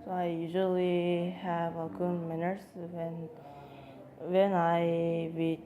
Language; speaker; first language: English; non-native, learner; Korean